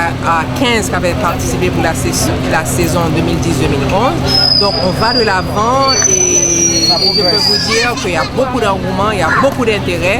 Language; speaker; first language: French; non-native, local second language; Haitian Creole